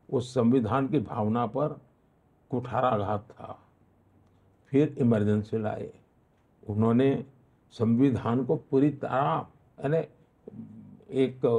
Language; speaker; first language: Hindi; non-native, local second language; Gujarati